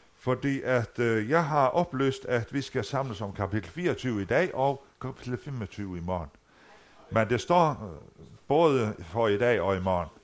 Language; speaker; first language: Danish; non-native, local second language; Faroese